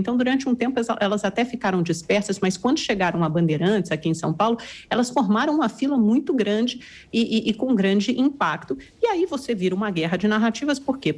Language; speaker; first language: Portuguese; native; Portuguese